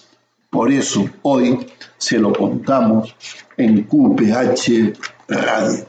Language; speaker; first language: Spanish; native; Spanish